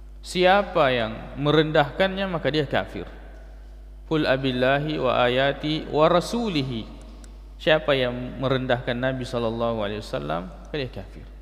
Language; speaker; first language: Malay; non-native, local second language; Buginese